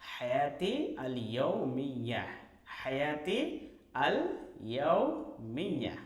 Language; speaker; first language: Arabic; non-native, fluent; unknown